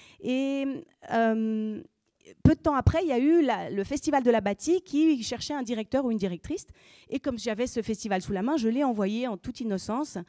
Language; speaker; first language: French; native; French